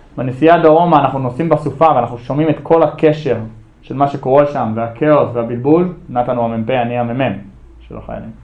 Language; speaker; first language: Hebrew; early bilingual, other home language; English